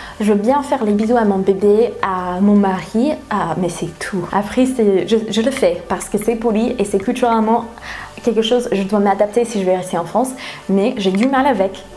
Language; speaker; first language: French; non-native, fluent; English